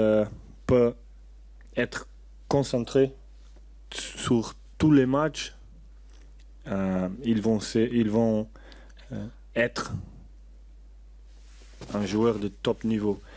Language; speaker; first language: French; non-native, learner; Portuguese